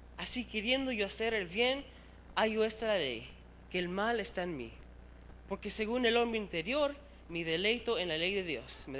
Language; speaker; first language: Spanish; early bilingual, heritage; Spanish